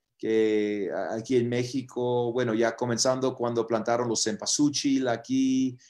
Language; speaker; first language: Spanish; early bilingual, other home language; English